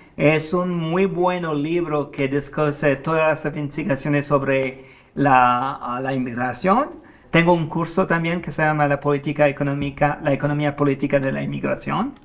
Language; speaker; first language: Spanish; non-native, fluent; French